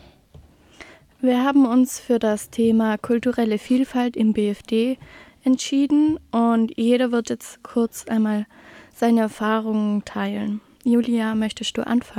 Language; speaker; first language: German; native; German